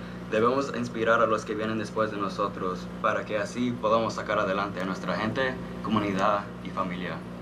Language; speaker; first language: Spanish; early bilingual, heritage; Spanish